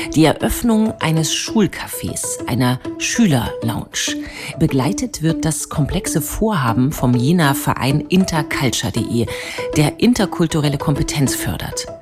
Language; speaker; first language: German; native; German